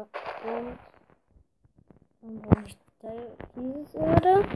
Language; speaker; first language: German; early bilingual, other home language; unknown